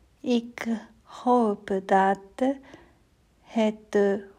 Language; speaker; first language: Dutch; non-native, learner; German